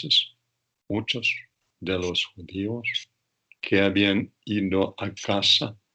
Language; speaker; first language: Spanish; non-native, fluent; Russian